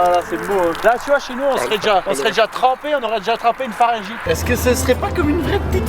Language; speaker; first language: French; native; French